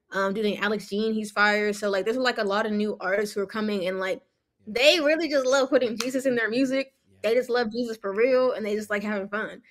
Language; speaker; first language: English; early bilingual, other home language; Yoruba